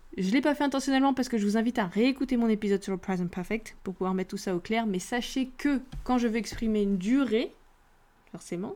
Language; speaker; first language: French; native; French